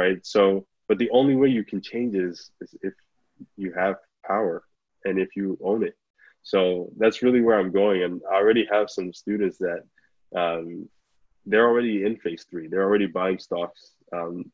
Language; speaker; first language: English; non-native, local second language; Yoruba